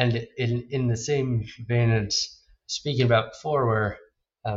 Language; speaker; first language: English; native; English